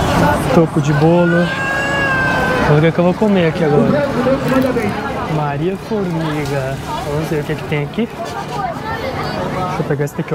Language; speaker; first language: Portuguese; native; Portuguese